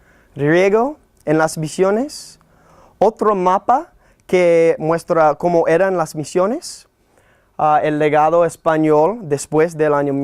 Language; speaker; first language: Spanish; non-native, learner; English